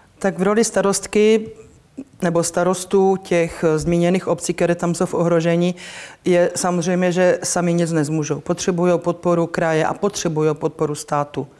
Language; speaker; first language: Czech; native; Czech